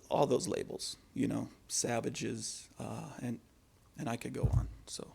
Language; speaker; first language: English; native; English